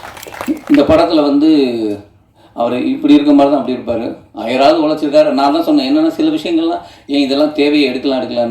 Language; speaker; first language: Tamil; native; Tamil